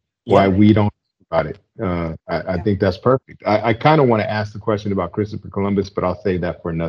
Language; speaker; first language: English; native; English